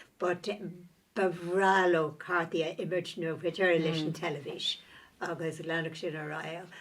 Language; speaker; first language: Irish; non-native, local second language; English